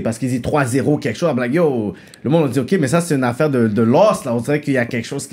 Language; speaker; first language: French; native; French